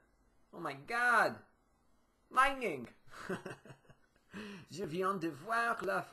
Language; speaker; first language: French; non-native, learner; English